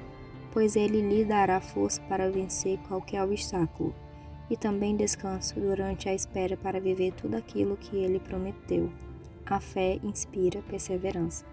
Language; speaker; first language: Portuguese; native; Portuguese